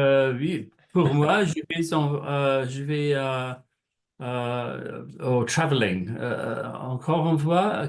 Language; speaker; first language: French; non-native, learner; English